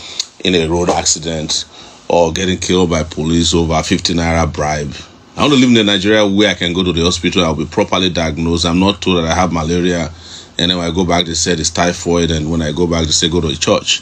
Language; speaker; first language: English; non-native, local second language; Yoruba